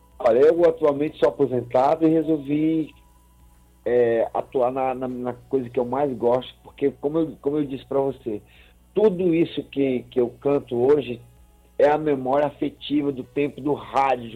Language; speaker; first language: Portuguese; native; Portuguese